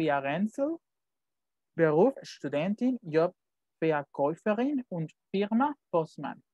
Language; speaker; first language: German; non-native, fluent; Spanish